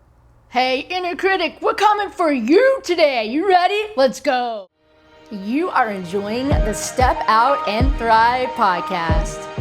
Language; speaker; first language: English; native; English